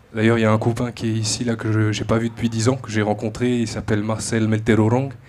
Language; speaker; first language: French; native; French